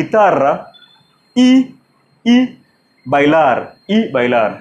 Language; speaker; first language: Spanish; non-native, fluent; Swahili